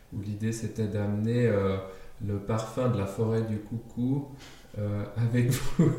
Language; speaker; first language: French; non-native, fluent; German